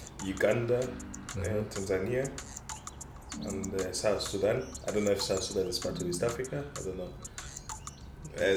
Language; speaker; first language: English; native; English